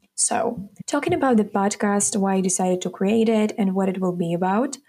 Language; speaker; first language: English; non-native, fluent; Ukrainian